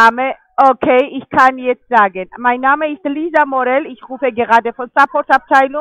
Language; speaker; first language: German; non-native, fluent; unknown